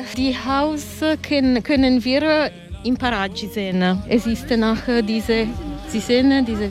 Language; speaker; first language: German; non-native, learner; Italian